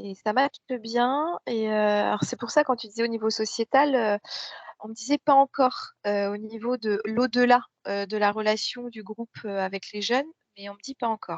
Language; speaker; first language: French; native; French